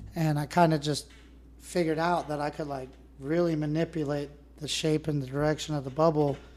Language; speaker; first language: English; native; English